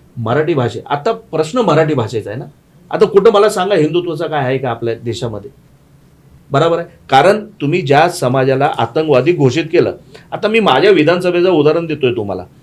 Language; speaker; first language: Marathi; non-native, local second language; Gujarati